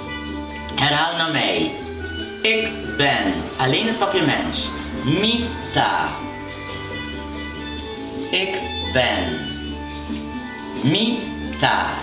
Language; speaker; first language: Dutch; non-native, local second language; Papiamento